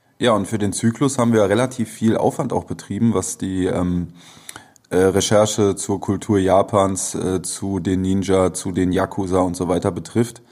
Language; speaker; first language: German; native; German